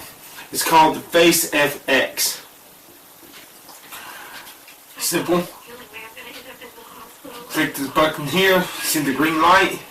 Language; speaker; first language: English; native; English